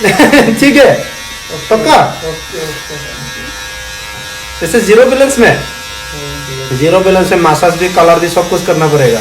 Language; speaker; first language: Hindi; non-native, local second language; Bodo